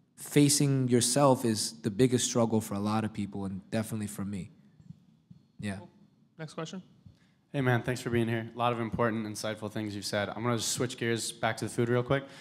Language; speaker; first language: English; native; English